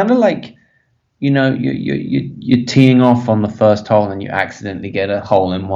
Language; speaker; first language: English; native; English